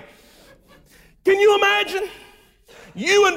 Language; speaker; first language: English; native; English